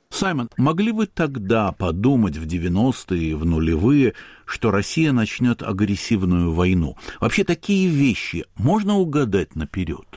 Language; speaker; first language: Russian; native; Russian